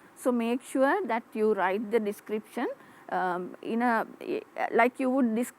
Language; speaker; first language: English; non-native, local second language; Sinhala